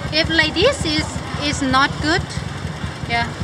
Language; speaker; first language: English; non-native, local second language; Thai